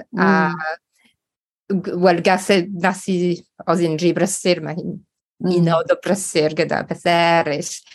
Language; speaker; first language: Welsh; non-native, local second language; English